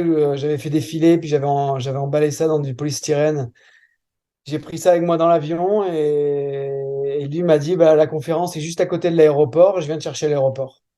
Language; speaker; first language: French; native; French